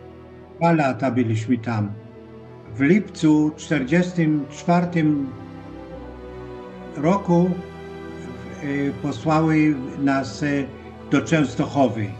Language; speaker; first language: Polish; non-native, local second language; Yiddish